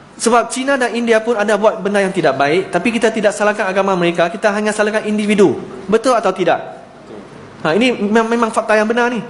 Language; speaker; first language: Malay; non-native, local second language; Chinese